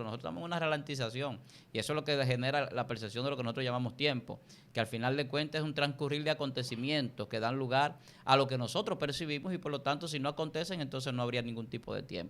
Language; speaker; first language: Spanish; native; Spanish